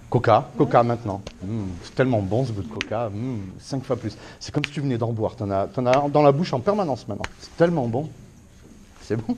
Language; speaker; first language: French; native; French